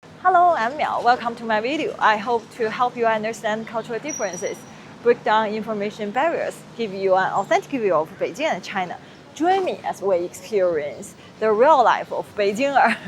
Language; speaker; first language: English; non-native, fluent; Chinese